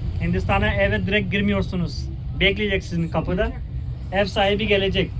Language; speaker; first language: Turkish; non-native, fluent; Hindi